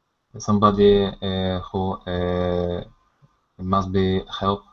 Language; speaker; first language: English; non-native, learner; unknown